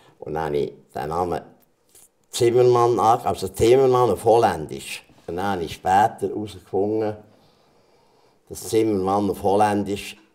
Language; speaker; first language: German; native; German